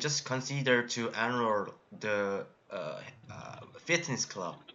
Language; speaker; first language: English; non-native, learner; Korean